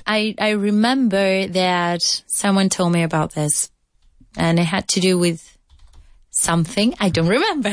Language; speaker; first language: English; non-native, fluent; Spanish